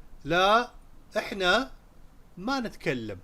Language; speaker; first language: Arabic; non-native, fluent; Urdu